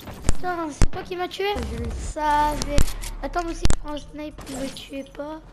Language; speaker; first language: French; native; French